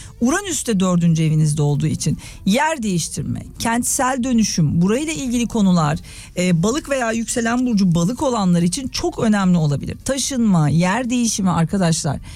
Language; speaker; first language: Turkish; native; Turkish